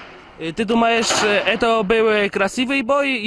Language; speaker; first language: Russian; non-native, learner; Polish